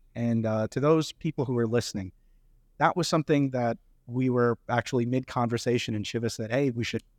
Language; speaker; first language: English; early bilingual, other home language; Hindi